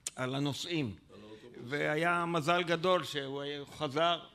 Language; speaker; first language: Hebrew; native; Hebrew